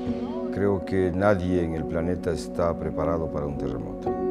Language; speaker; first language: Spanish; native; Spanish